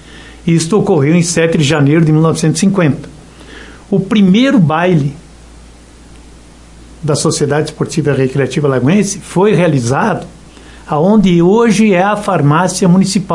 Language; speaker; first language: Portuguese; native; Portuguese